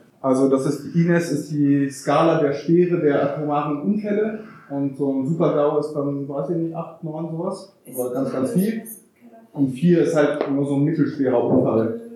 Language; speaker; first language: German; native; German